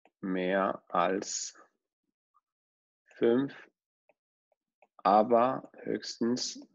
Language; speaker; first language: German; non-native, fluent; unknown